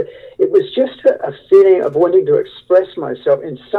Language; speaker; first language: English; native; English